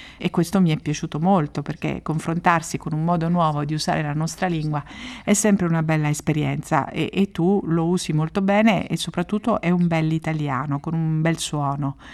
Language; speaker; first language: Italian; native; Italian